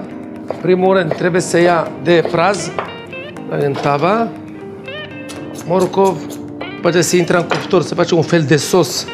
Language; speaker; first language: Romanian; non-native, learner; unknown